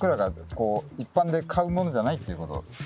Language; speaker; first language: Japanese; native; Japanese